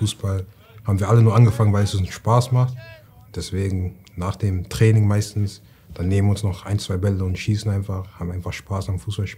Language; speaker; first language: German; native; German